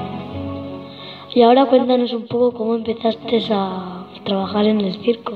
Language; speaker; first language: Spanish; native; Spanish